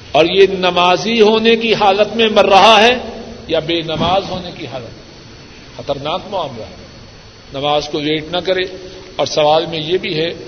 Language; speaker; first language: Urdu; non-native, local second language; Punjabi